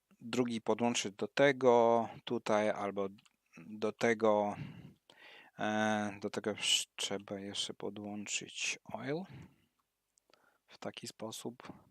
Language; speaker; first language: Polish; non-native, learner; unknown